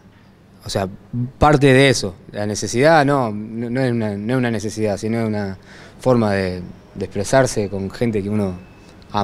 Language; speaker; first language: Spanish; native; Spanish